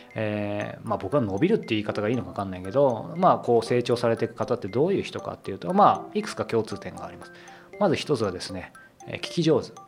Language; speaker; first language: Japanese; native; Japanese